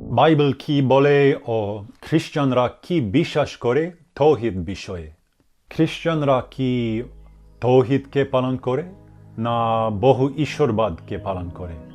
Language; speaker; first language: Bangla; non-native, learner; English